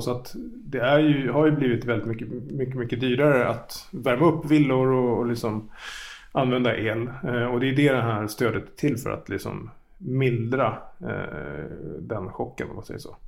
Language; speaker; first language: Swedish; native; Swedish